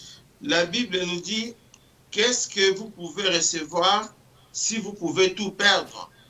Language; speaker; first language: French; non-native, local second language; Lingala